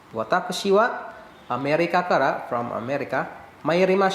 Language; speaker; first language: Japanese; non-native, fluent; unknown